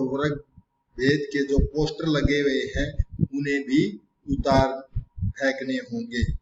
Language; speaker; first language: Hindi; native; Hindi